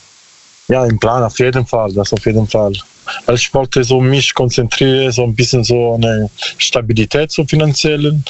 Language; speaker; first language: German; non-native, learner; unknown